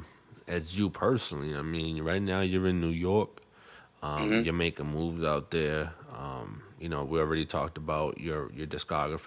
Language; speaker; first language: English; non-native, fluent; Spanish